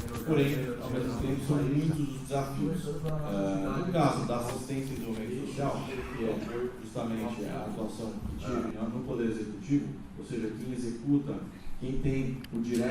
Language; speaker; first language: Portuguese; native; Portuguese